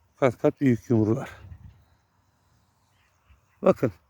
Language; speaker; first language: Turkish; native; Turkish